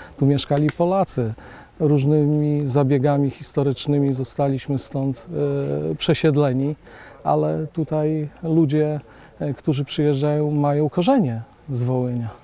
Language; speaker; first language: Polish; native; Polish